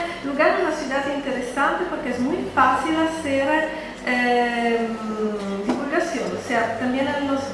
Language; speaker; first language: Spanish; non-native, fluent; Italian